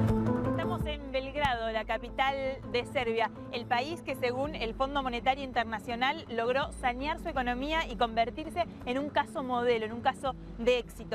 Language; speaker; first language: Spanish; native; Spanish